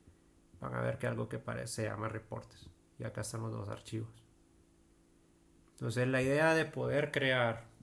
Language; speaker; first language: Spanish; native; Spanish